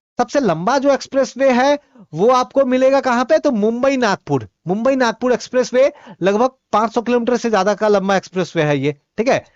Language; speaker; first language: Hindi; non-native, local second language; Bhojpuri